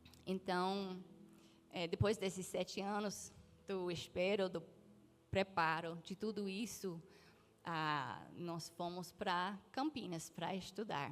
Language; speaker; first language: Portuguese; non-native, fluent; English